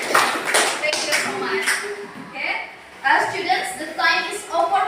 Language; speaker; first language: English; non-native, learner; Indonesian